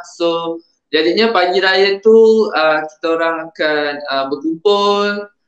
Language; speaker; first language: Malay; native; Malay